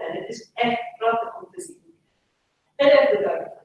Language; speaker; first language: Dutch; non-native, local second language; Persian